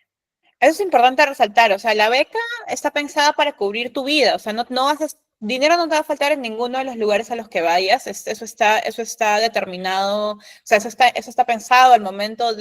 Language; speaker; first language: Spanish; native; Spanish